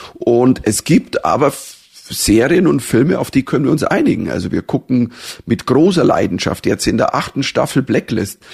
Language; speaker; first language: German; native; German